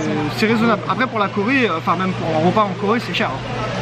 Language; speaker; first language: French; native; French